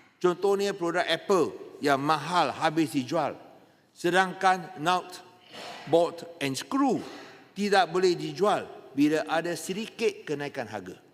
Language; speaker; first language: Malay; non-native, local second language; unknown